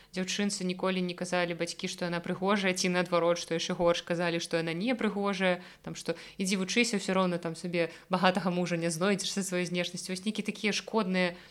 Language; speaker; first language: Belarusian; non-native, local second language; Russian